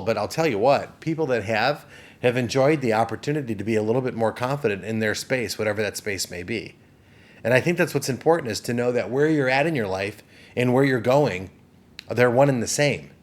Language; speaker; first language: English; native; English